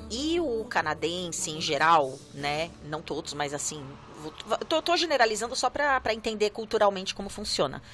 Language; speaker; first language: Portuguese; native; Portuguese